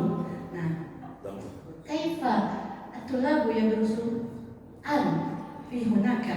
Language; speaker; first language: Arabic; non-native, learner; Indonesian